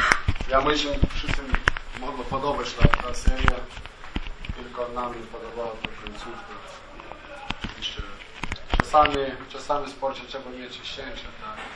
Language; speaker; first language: Polish; non-native, learner; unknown